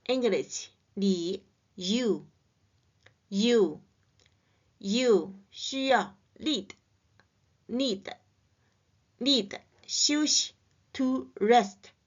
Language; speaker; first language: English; non-native, learner; Chinese